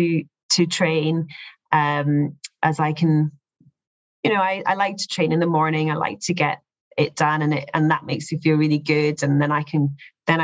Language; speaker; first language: English; native; English